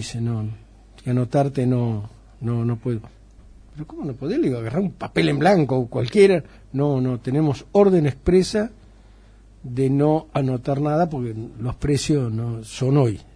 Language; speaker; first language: Spanish; native; Spanish